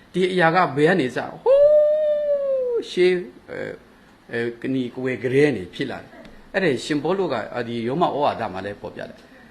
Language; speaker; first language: Burmese; non-native, local second language; Kachin